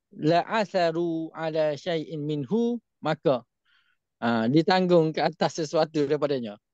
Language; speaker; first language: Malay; native; Malay